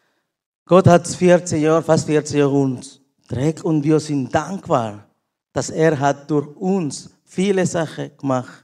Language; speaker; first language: German; non-native, learner; Spanish